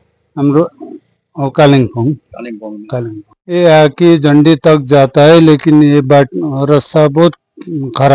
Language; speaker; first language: Hindi; non-native, local second language; Nepali